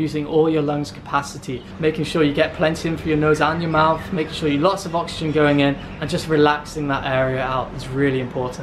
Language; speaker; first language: English; native; English